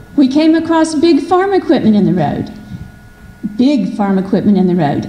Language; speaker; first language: English; native; English